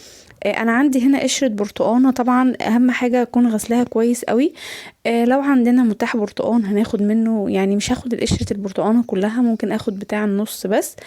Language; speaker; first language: Arabic; native; Arabic